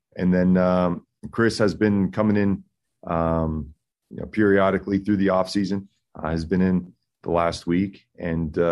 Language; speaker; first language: English; early bilingual, other home language; Spanish